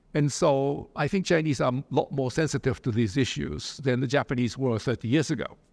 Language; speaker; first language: English; early bilingual, other home language; Japanese